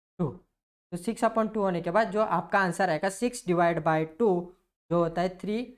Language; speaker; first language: Hindi; non-native, local second language; Marathi